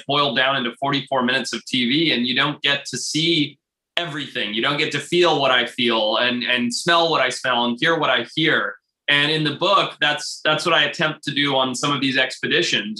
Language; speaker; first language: English; native; English